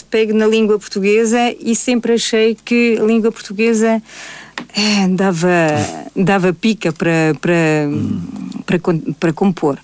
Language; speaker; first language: Portuguese; native; Portuguese